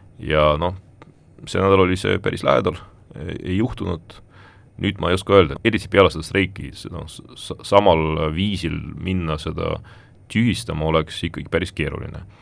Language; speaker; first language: Estonian; non-native, local second language; Russian